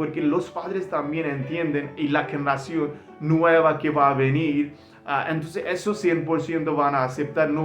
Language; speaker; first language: Spanish; non-native, learner; Hindi